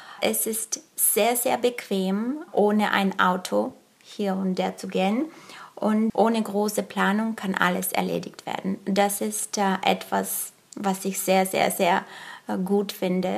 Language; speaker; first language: German; early bilingual, other home language; Bulgarian